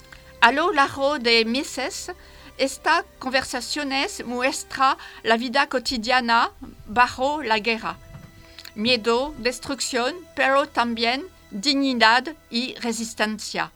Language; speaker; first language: Spanish; non-native, fluent; French